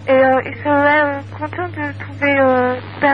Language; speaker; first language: French; non-native, learner; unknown